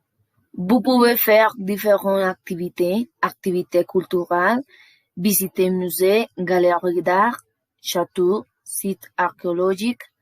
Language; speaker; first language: French; non-native, learner; Spanish